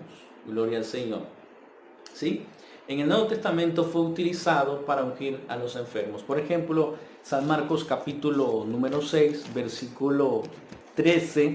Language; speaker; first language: Spanish; native; Spanish